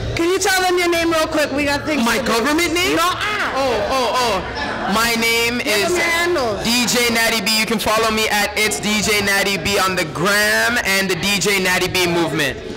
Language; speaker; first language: English; native; English